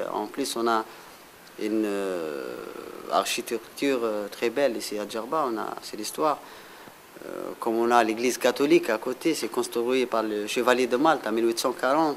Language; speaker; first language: French; non-native, local second language; Arabic